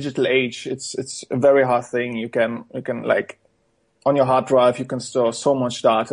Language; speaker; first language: English; non-native, fluent; German